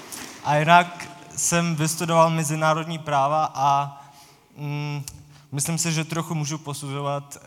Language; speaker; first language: Czech; non-native, fluent; Ukrainian